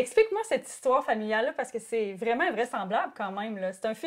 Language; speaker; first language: French; native; French